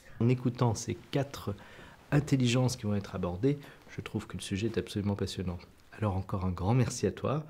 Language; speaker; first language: French; native; French